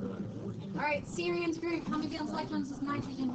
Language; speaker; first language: English; native; English